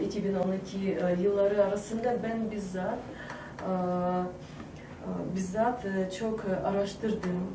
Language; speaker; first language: Turkish; non-native, fluent; Tajik